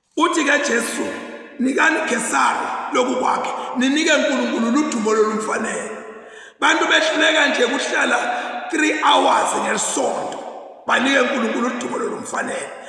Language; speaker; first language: Zulu; non-native, local second language; Swati